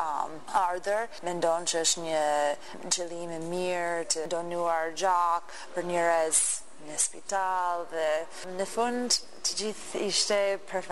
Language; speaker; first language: Albanian; non-native, learner; English